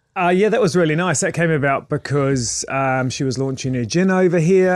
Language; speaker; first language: English; native; English